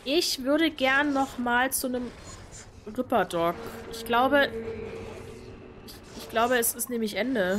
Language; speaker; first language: German; native; German